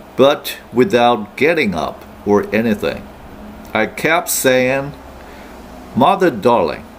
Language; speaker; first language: English; non-native, fluent; Chinese